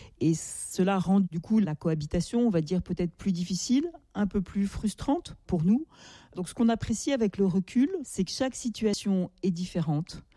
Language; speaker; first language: French; native; French